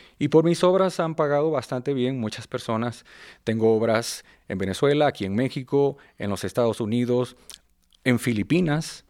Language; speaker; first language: Spanish; native; Spanish